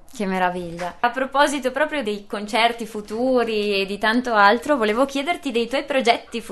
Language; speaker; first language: Italian; native; Italian